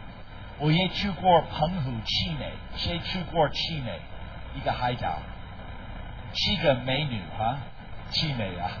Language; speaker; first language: Chinese; non-native, fluent; English